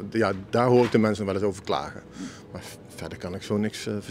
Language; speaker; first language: Dutch; native; Dutch